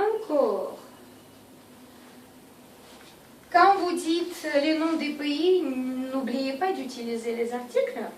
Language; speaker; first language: French; non-native, fluent; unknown